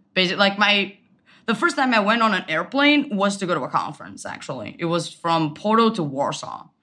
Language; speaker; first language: English; non-native, fluent; Portuguese